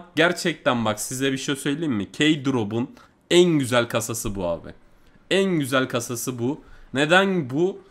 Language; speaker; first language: Turkish; native; Turkish